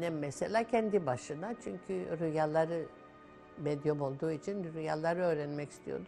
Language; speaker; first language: Turkish; non-native, local second language; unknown